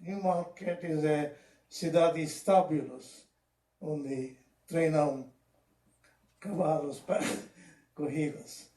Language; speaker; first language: Portuguese; non-native, learner; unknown